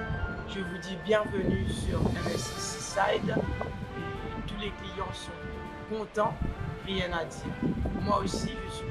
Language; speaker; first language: French; non-native, learner; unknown